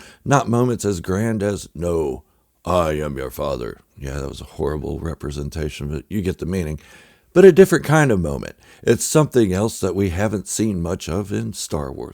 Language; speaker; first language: English; native; English